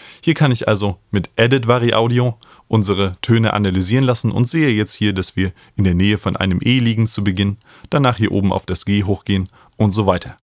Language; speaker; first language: German; native; German